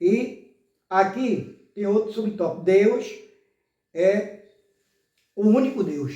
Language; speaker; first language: Portuguese; native; Portuguese